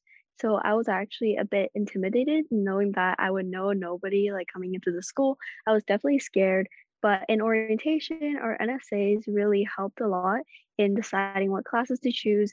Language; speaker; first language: English; non-native, local second language; Cantonese